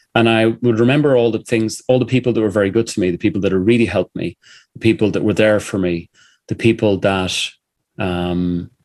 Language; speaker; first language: English; native; English